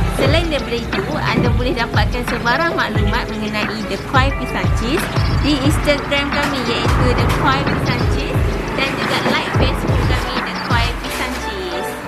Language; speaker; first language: Malay; native; Malay